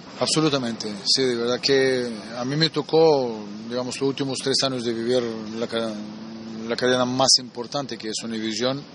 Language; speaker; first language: Spanish; non-native, fluent; Bulgarian